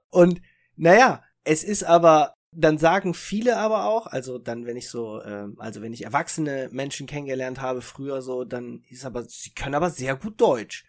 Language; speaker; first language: German; early bilingual, other home language; Italian